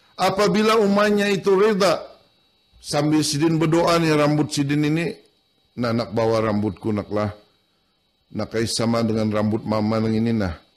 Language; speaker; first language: Indonesian; non-native, local second language; Banjar